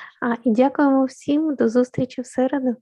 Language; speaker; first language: Ukrainian; native; Ukrainian